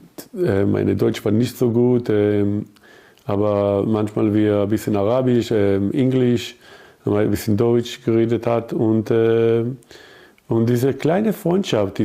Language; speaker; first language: German; non-native, learner; Hebrew